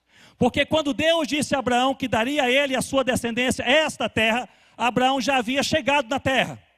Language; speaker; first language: Portuguese; native; Portuguese